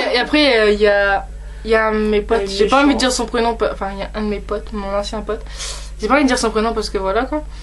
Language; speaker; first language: French; native; French